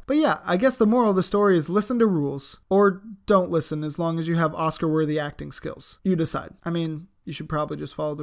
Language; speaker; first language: English; native; English